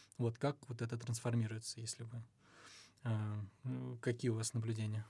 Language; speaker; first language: Russian; native; Russian